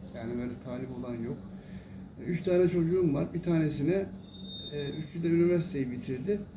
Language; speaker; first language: Turkish; native; Turkish